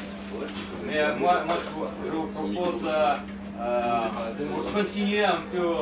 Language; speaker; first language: French; non-native, fluent; Russian